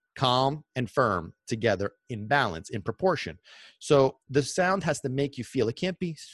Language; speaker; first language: English; non-native, fluent; Italian